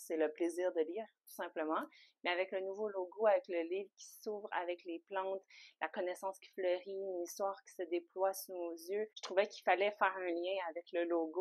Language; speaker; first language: French; native; French